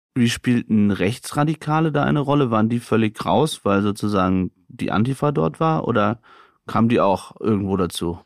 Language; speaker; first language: German; native; German